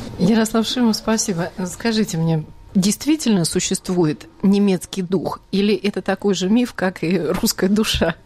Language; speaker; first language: Russian; native; Russian